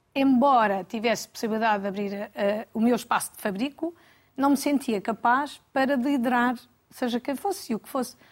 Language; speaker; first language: Portuguese; native; Portuguese